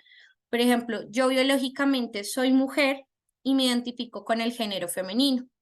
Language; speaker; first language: Spanish; native; Spanish